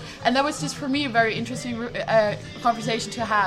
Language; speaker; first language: English; non-native, fluent; Dutch